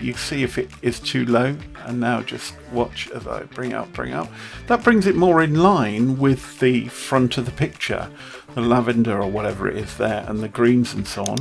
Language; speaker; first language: English; native; English